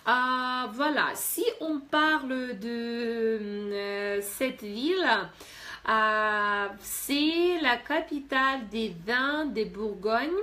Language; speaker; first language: French; non-native, fluent; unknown